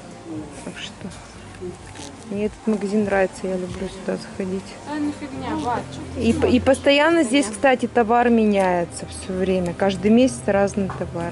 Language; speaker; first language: Russian; native; Russian